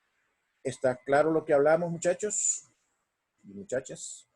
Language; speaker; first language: Spanish; native; Spanish